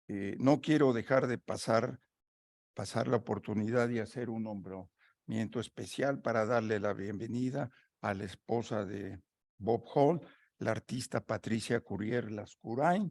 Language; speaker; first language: Spanish; native; Spanish